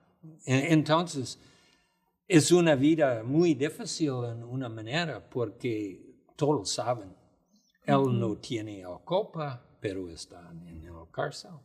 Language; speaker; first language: Spanish; non-native, fluent; English